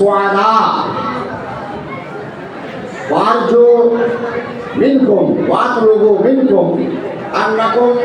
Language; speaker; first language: Arabic; non-native, fluent; Bangla